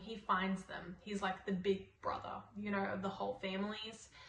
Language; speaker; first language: English; native; English